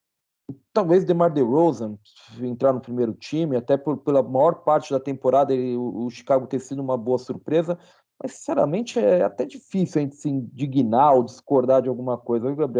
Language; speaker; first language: Portuguese; native; Portuguese